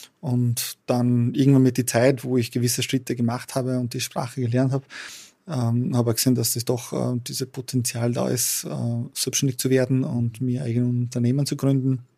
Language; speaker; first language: German; non-native, fluent; Albanian